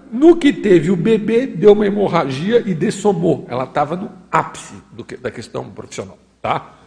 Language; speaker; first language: Portuguese; native; Portuguese